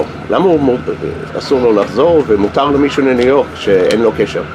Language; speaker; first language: Hebrew; non-native, fluent; English